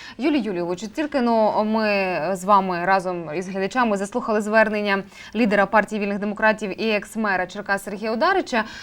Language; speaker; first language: Ukrainian; native; Ukrainian